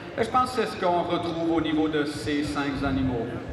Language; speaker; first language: French; native; French